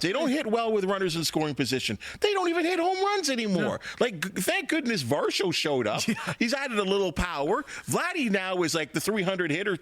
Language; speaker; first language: English; native; English